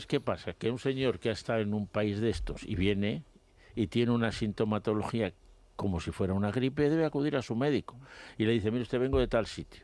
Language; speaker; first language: Spanish; native; Spanish